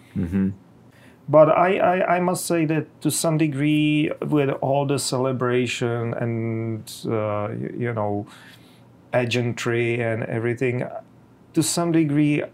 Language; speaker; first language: English; non-native, fluent; Czech